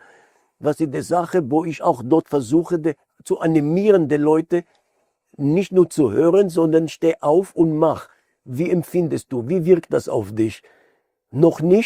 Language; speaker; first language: German; non-native, fluent; Hebrew